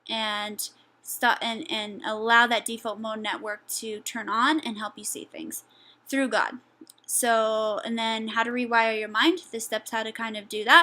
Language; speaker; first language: English; native; English